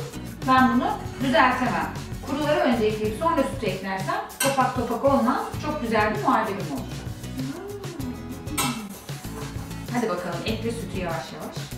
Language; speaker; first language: Turkish; native; Turkish